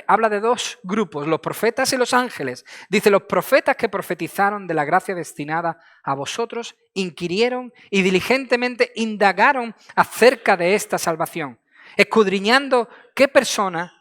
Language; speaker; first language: Spanish; native; Spanish